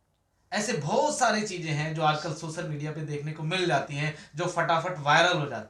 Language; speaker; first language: Hindi; native; Hindi